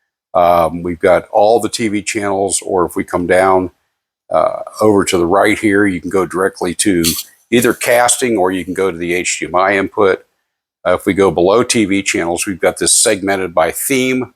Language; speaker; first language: English; native; English